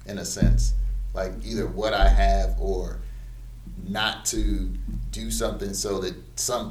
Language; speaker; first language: English; native; English